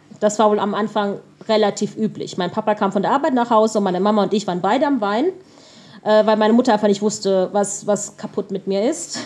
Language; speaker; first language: German; early bilingual, other home language; Punjabi